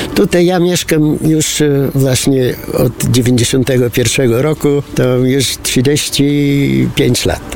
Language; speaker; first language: Polish; non-native, fluent; Bulgarian